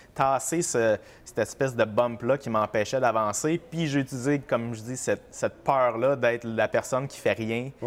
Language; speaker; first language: French; native; French